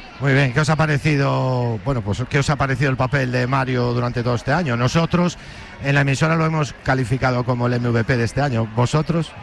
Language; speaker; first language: Spanish; native; Spanish